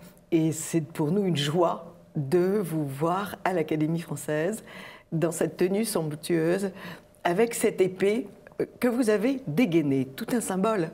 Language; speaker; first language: French; native; French